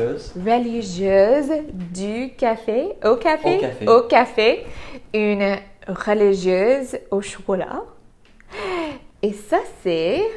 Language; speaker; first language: French; non-native, fluent; English